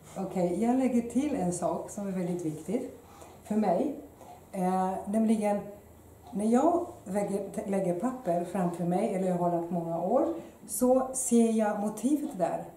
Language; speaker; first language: Swedish; non-native, fluent; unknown